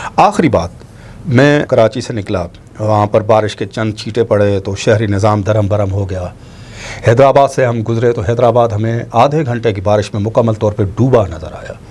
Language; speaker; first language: Urdu; non-native, local second language; Sindhi